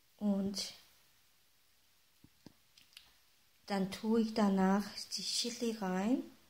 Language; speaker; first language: German; non-native, fluent; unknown